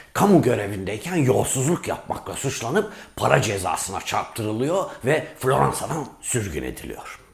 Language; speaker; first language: Turkish; native; Turkish